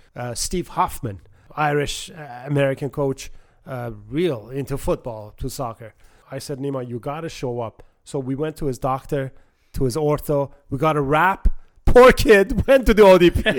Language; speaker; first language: English; non-native, fluent; Persian